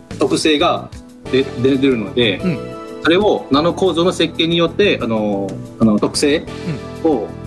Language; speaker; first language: Japanese; non-native, fluent; Malay